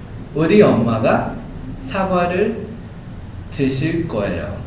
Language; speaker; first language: Korean; early bilingual, heritage; Korean